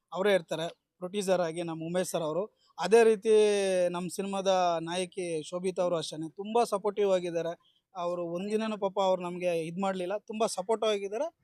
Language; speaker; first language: Kannada; native; Kannada